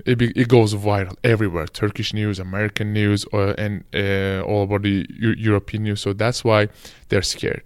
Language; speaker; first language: English; non-native, fluent; Turkish